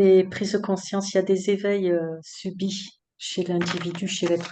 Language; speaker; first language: French; native; French